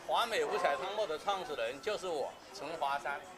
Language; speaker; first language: Chinese; native; Chinese